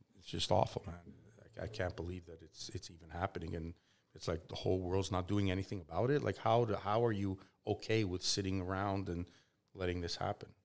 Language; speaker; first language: English; native; English